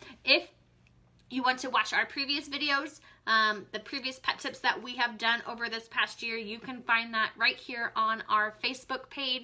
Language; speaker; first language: English; native; English